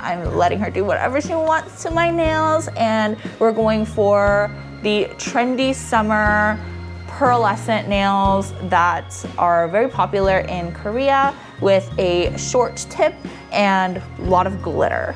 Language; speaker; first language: English; early bilingual, other home language; Korean